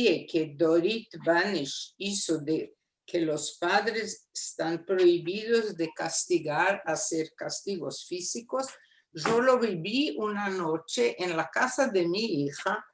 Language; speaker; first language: Spanish; non-native, fluent; Portuguese